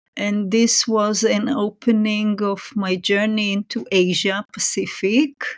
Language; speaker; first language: English; non-native, fluent; Hebrew